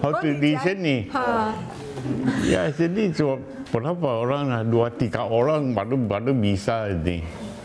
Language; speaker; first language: Indonesian; non-native, local second language; Min Nan Chinese